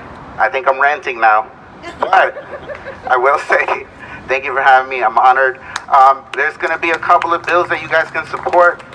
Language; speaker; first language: English; early bilingual, other home language; Spanish